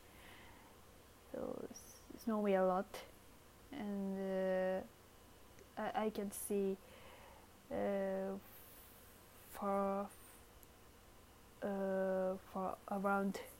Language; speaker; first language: English; non-native, learner; Japanese